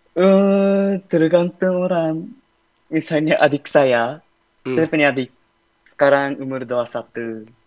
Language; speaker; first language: Indonesian; non-native, learner; Japanese